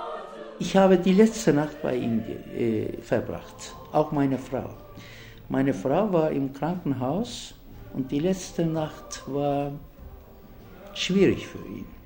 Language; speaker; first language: German; non-native, fluent; Turkish